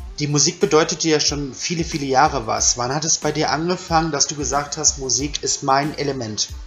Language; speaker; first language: German; native; German